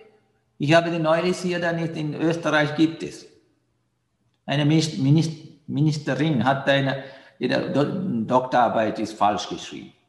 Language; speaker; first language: German; non-native, fluent; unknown